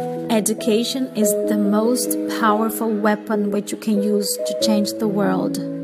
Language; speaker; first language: English; non-native, fluent; Portuguese